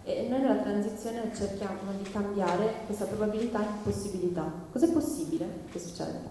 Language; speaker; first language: Italian; non-native, fluent; English